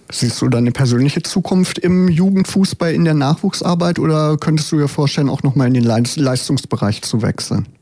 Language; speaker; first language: German; native; German